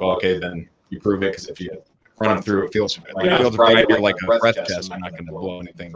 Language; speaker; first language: English; native; English